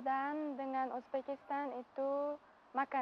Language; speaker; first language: Indonesian; non-native, learner; Uzbek